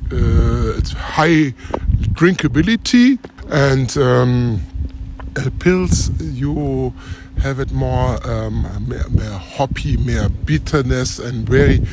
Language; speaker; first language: English; non-native, learner; German